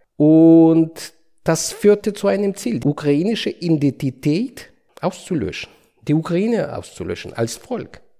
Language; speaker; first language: German; non-native, fluent; Ukrainian